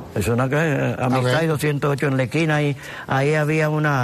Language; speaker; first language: Spanish; native; Spanish